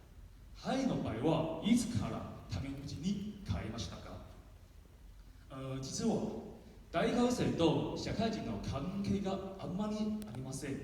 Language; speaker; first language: Japanese; non-native, learner; Min Nan Chinese